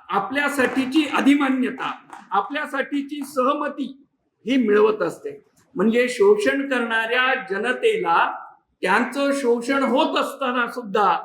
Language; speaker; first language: Marathi; native; Marathi